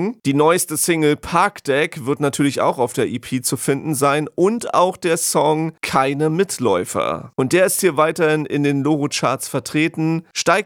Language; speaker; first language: German; native; German